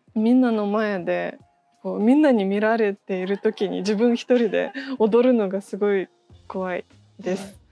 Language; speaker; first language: Japanese; non-native, fluent; Russian